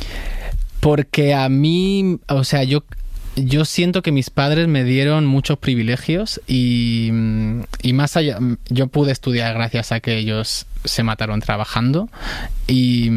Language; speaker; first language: Spanish; native; Spanish